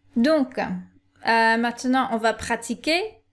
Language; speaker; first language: French; native; French